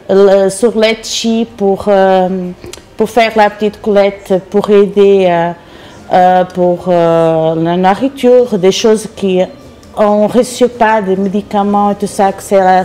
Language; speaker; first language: French; non-native, fluent; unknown